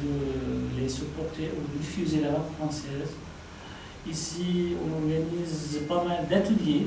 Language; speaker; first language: French; non-native, fluent; Arabic